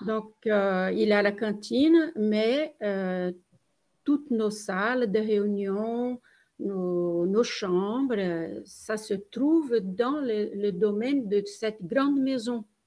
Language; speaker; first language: French; non-native, fluent; Portuguese